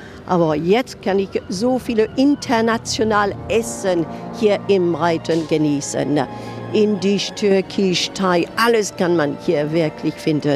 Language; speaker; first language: German; non-native, fluent; French